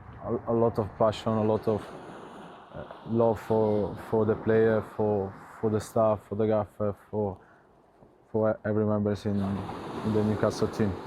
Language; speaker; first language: English; non-native, learner; Italian